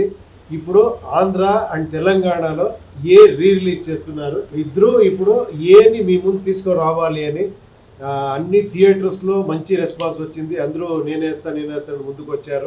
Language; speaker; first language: Telugu; non-native, local second language; Kannada